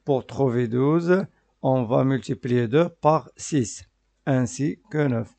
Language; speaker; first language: French; non-native, local second language; Arabic